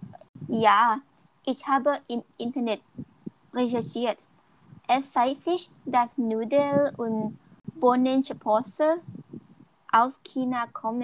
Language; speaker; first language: German; non-native, learner; Thai